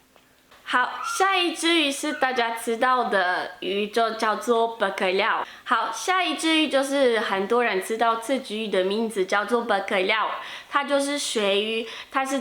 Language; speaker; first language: Chinese; non-native, fluent; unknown